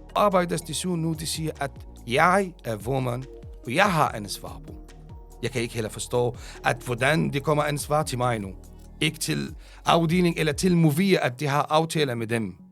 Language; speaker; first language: Danish; non-native, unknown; Arabic